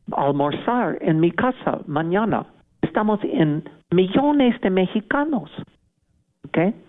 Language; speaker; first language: Spanish; non-native, fluent; English